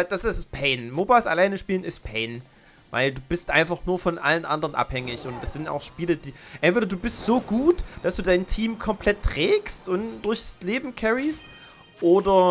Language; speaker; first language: German; native; German